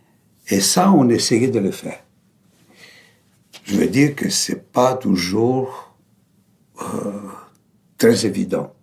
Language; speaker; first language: French; non-native, fluent; Greek